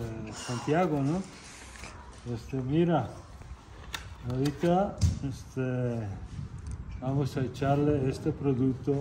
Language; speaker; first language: Spanish; non-native, fluent; Italian